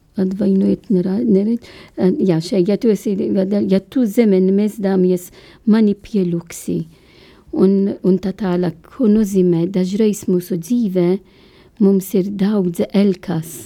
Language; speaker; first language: Latvian; non-native, learner; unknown